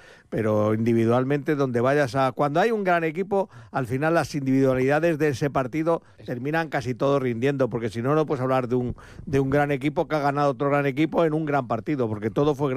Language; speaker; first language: Spanish; native; Spanish